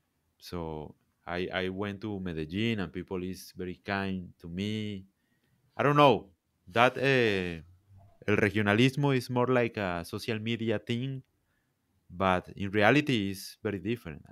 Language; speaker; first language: English; non-native, learner; Spanish